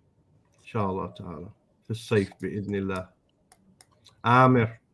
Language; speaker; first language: Arabic; non-native, fluent; English